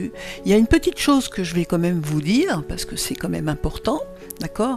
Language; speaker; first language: French; native; French